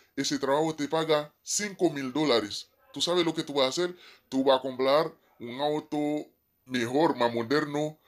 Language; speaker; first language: Spanish; non-native, fluent; Haitian Creole